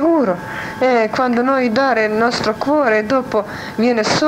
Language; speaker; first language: Italian; non-native, learner; Croatian